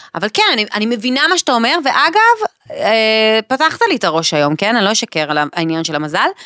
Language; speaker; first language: Hebrew; native; Hebrew